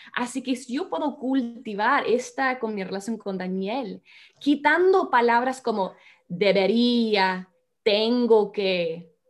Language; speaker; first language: Spanish; non-native, fluent; English